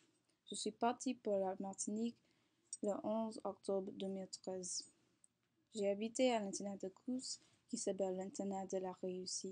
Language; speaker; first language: French; non-native, learner; English